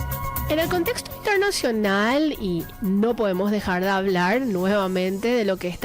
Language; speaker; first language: Spanish; native; Spanish